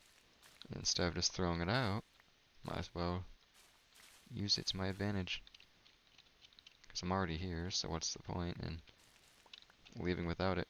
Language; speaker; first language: English; native; English